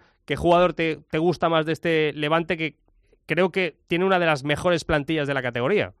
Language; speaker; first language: Spanish; native; Spanish